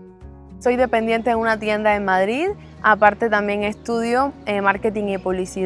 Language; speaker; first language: Spanish; native; Spanish